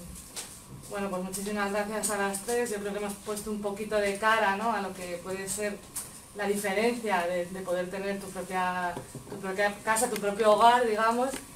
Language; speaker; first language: Spanish; native; Spanish